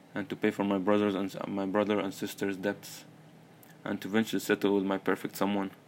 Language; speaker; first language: English; early bilingual, other home language; Arabic